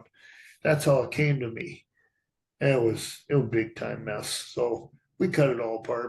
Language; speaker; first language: English; native; English